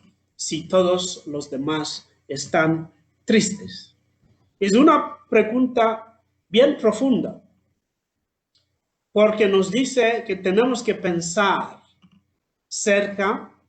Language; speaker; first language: Spanish; non-native, fluent; Southern Sotho